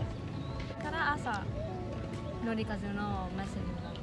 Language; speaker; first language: Japanese; non-native, learner; Vietnamese